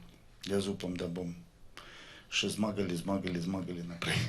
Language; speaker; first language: Slovenian; non-native, learner; Russian